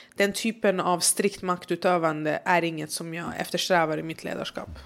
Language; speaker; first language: Swedish; early bilingual, other home language; Persian